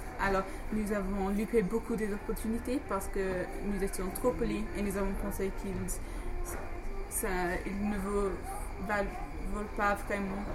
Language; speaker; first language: French; non-native, fluent; English